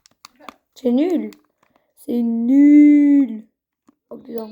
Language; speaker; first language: French; native; French